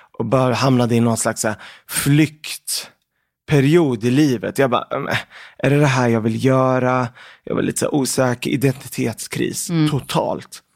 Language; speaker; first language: Swedish; early bilingual, other home language; Arabic